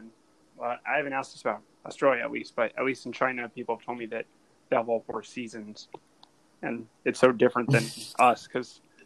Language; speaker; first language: English; native; English